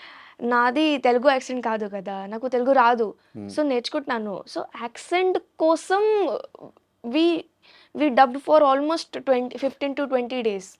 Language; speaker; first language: Telugu; non-native, local second language; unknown